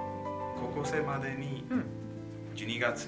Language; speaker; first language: Japanese; non-native, learner; Spanish